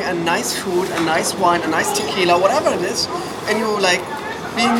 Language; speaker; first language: English; non-native, fluent; German